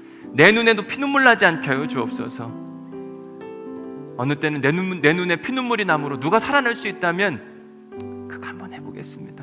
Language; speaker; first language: Korean; native; Korean